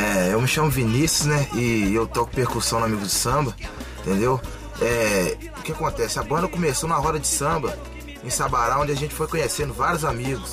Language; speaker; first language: Portuguese; native; Portuguese